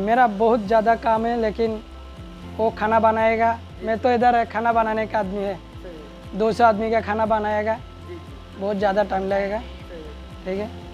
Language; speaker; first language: Hindi; non-native, learner; Bangla